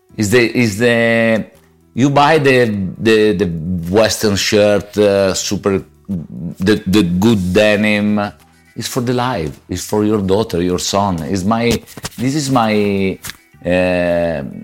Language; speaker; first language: English; non-native, learner; Italian